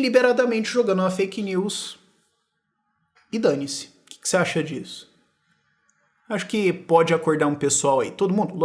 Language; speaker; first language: Portuguese; native; Portuguese